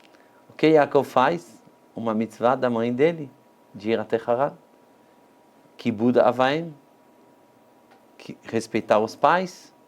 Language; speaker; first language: Portuguese; non-native, fluent; Hebrew